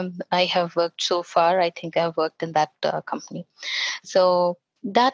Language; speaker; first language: English; non-native, local second language; Kannada